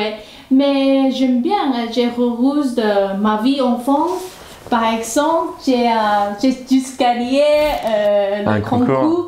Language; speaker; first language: French; non-native, learner; Thai